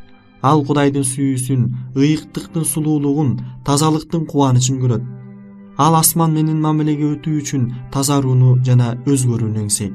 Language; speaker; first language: Kyrgyz; native; Kyrgyz